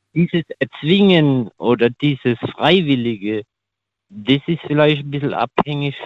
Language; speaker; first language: German; native; German